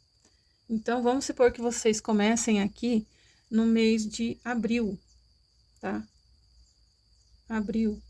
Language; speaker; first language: Portuguese; native; Portuguese